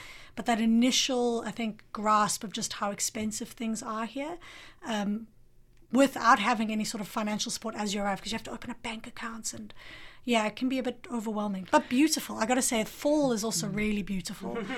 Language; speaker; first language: English; native; English